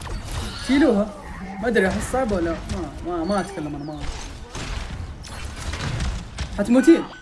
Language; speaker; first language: Arabic; native; Arabic